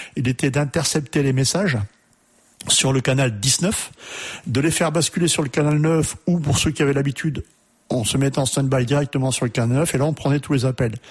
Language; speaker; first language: French; non-native, fluent; German